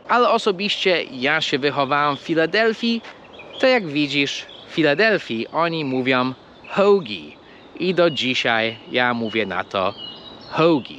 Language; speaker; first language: Polish; non-native, fluent; English